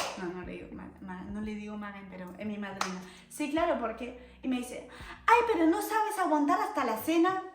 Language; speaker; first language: Spanish; non-native, fluent; French